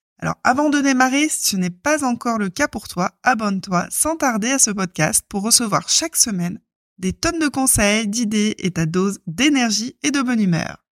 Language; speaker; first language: French; native; French